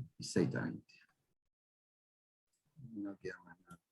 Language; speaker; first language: Spanish; native; Spanish